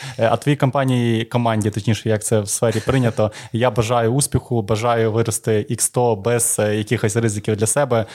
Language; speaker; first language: Ukrainian; native; Ukrainian